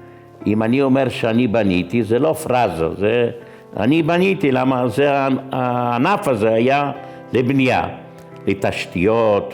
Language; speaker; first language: Hebrew; non-native, fluent; Yiddish